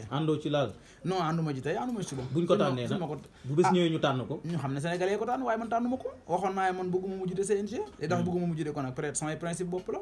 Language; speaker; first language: Wolof; native; Wolof